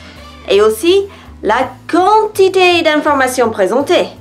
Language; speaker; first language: French; non-native, fluent; English